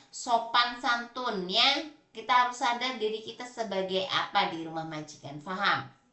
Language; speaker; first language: Indonesian; native; Indonesian